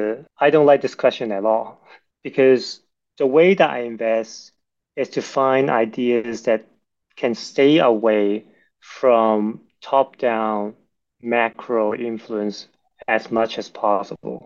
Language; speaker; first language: English; non-native, local second language; Cantonese